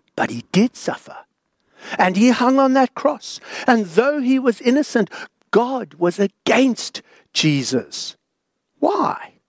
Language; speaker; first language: English; native; English